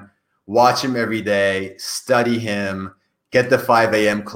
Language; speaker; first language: English; non-native, fluent; Persian